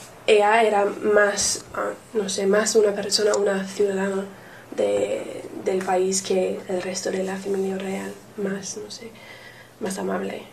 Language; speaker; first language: Spanish; non-native, learner; English